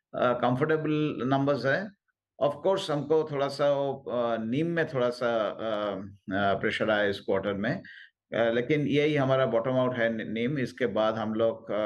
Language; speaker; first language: Hindi; non-native, local second language; Bangla